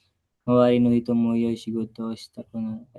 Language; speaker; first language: Japanese; non-native, learner; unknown